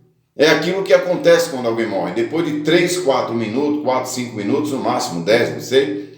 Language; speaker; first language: Portuguese; native; Portuguese